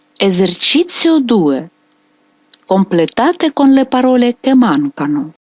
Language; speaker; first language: Italian; non-native, fluent; Ukrainian